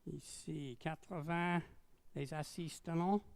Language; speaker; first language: French; non-native, learner; English